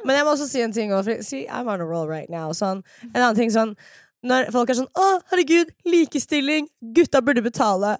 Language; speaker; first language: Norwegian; early bilingual, other home language; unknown